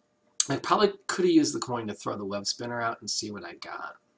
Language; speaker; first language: English; native; English